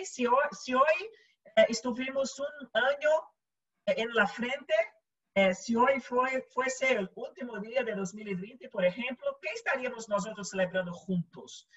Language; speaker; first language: Spanish; non-native, local second language; Portuguese